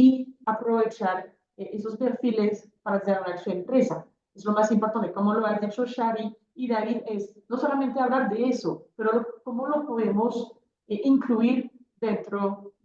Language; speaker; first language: Spanish; non-native, fluent; French